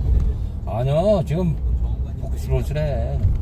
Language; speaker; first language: Korean; native; Korean